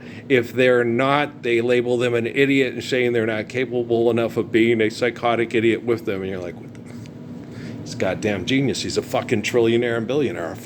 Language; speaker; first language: English; native; English